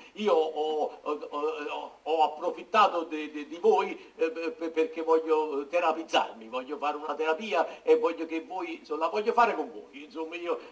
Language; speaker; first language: Italian; native; Italian